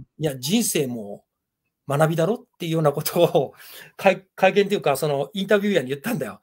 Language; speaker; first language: Japanese; native; Japanese